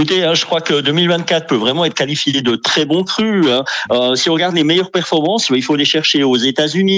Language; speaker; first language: French; native; French